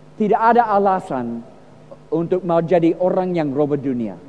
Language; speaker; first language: Indonesian; non-native, fluent; English